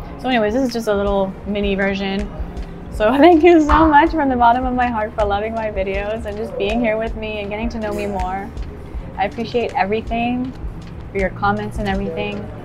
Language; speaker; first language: English; early bilingual, other home language; Chinese